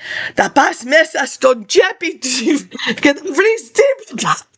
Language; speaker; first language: Greek; early bilingual, heritage; English